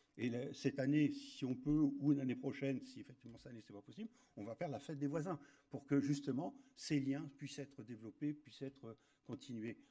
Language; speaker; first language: French; native; French